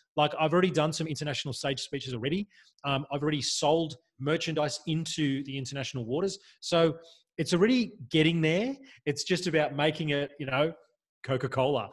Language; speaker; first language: English; native; English